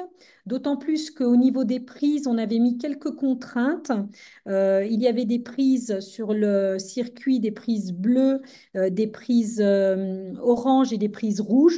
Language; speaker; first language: French; native; French